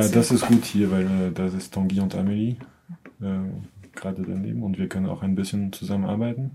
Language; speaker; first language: German; non-native, fluent; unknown